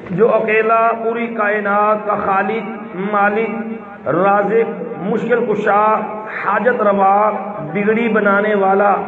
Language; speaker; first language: Urdu; non-native, local second language; Punjabi